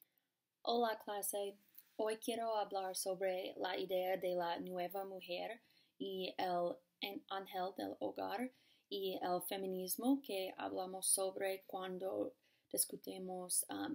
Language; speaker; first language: Spanish; non-native, learner; English